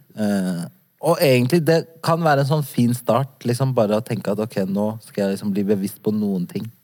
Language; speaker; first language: Norwegian; early bilingual, other home language; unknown